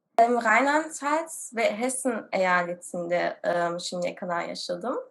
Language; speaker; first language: Turkish; early bilingual, heritage; Turkish